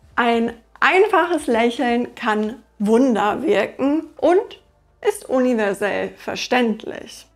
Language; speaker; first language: German; non-native, fluent; English